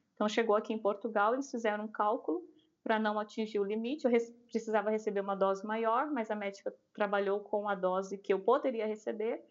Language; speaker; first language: Portuguese; native; Portuguese